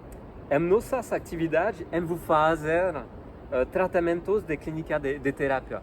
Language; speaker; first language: Portuguese; non-native, learner; French